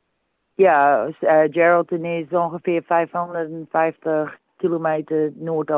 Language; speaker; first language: Dutch; early bilingual, heritage; Dutch